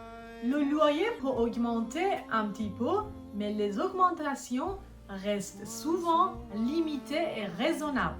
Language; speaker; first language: French; non-native, fluent; Persian